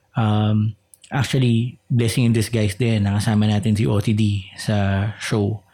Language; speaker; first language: Filipino; native; Filipino